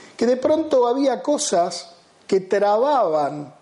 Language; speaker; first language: Spanish; native; Spanish